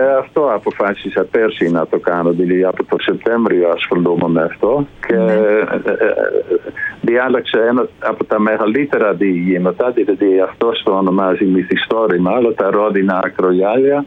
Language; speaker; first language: Greek; non-native, fluent; Dutch